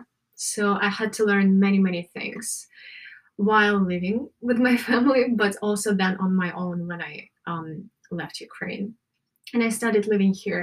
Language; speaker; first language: English; non-native, fluent; Ukrainian